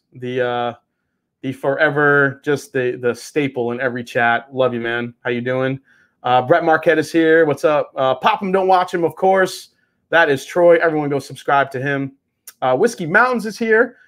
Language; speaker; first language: English; native; English